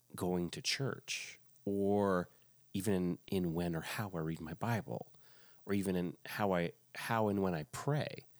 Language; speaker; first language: English; native; English